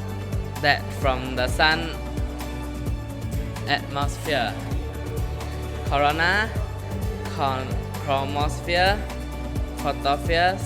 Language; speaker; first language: English; non-native, local second language; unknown